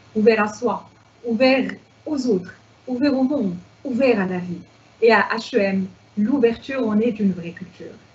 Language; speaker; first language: French; non-native, local second language; Arabic